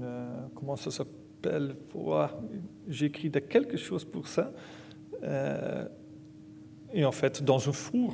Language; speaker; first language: French; non-native, learner; Dutch